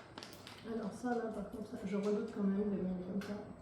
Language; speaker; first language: French; native; French